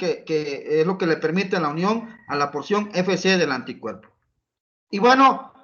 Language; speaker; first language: Spanish; native; Spanish